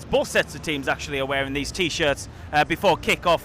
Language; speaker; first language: English; native; English